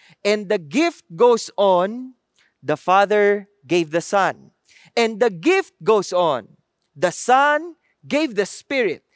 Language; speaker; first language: English; non-native, local second language; Filipino